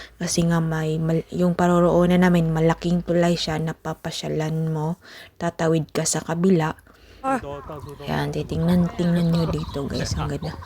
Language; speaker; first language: Filipino; non-native, local second language; Hiligaynon